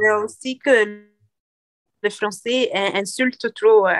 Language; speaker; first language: French; non-native, learner; Arabic